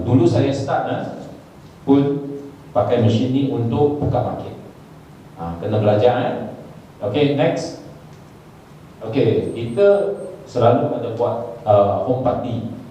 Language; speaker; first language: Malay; non-native, local second language; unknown